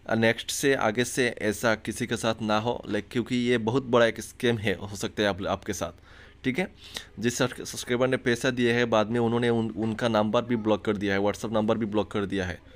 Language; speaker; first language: Hindi; non-native, local second language; Bangla